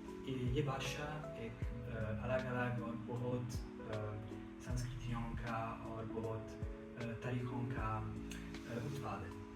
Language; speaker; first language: Hindi; non-native, learner; Italian